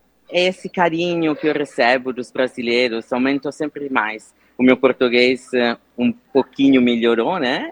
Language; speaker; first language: Portuguese; non-native, fluent; Italian